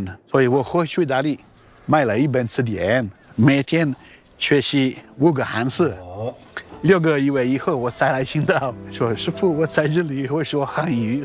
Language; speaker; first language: Chinese; non-native, learner; Italian